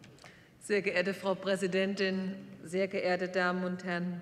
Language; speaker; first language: German; native; German